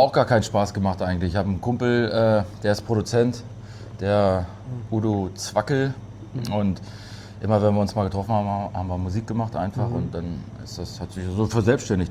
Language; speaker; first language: German; native; German